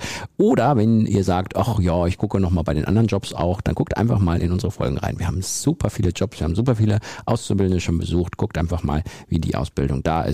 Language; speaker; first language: German; native; German